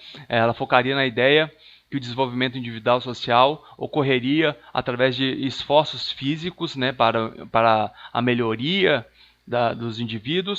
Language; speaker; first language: Portuguese; native; Portuguese